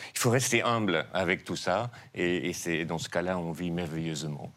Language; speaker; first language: French; non-native, fluent; Dutch